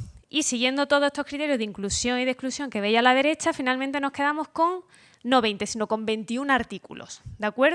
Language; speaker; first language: Spanish; native; Spanish